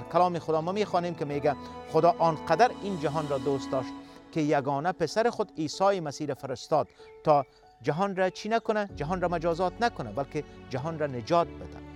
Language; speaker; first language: Persian; native; Persian